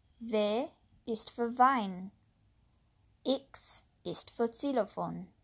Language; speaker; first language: German; non-native, learner; English